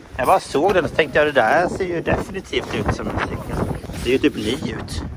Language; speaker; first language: Swedish; native; Swedish